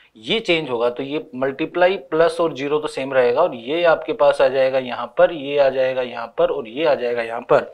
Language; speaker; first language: Hindi; native; Hindi